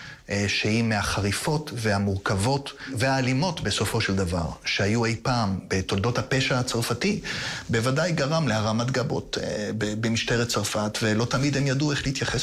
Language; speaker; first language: Hebrew; native; Hebrew